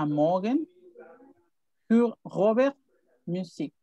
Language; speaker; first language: German; non-native, fluent; Spanish